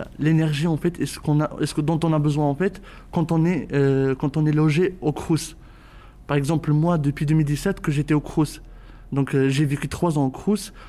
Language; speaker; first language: French; non-native, local second language; Arabic